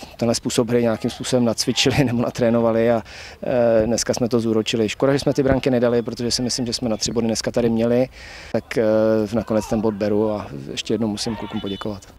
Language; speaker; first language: Czech; native; Czech